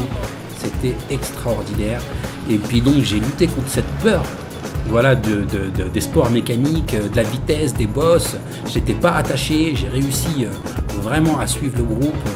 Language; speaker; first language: French; native; French